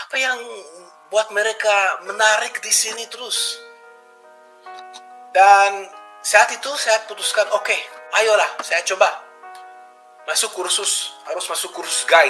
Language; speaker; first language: Indonesian; non-native, fluent; Hebrew